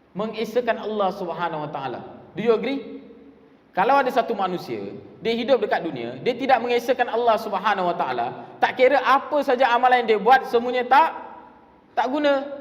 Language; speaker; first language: Malay; non-native, local second language; Tamil